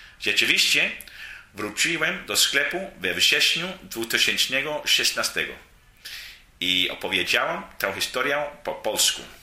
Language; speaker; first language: Polish; non-native, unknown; English